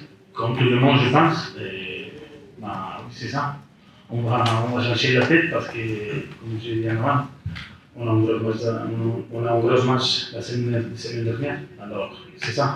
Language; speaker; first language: French; non-native, fluent; Spanish